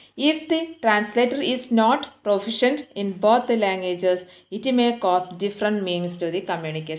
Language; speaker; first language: English; non-native, local second language; Malayalam